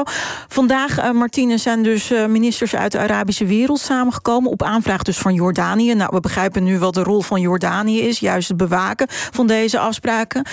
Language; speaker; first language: Dutch; native; Dutch